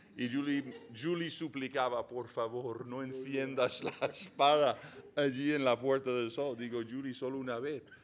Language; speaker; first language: Spanish; non-native, fluent; English